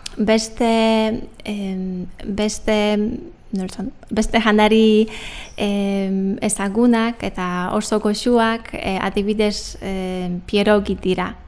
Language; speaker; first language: Basque; non-native, learner; Polish